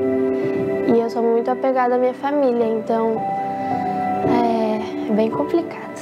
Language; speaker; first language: Portuguese; native; Portuguese